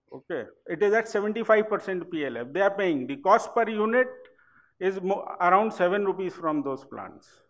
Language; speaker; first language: English; non-native, local second language; Hindi